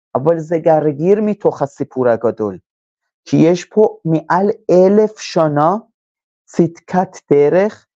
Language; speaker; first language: Hebrew; non-native, fluent; Persian